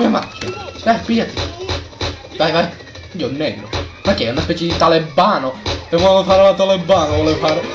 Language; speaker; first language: Italian; native; Italian